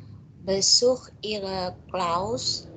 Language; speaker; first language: German; non-native, learner; Indonesian